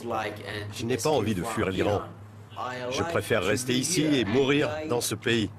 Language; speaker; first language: French; non-native, fluent; Persian